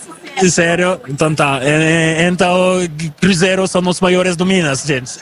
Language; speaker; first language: Portuguese; non-native, fluent; French